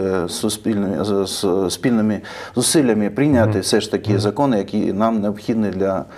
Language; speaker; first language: Ukrainian; native; Ukrainian